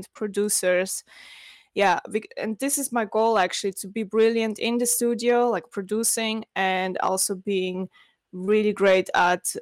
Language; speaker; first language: English; non-native, fluent; Russian